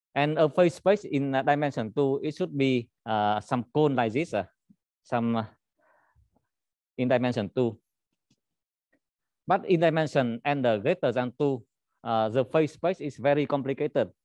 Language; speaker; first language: English; non-native, learner; Vietnamese